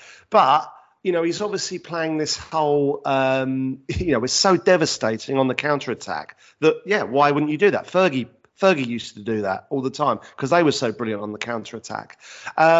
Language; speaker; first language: English; native; English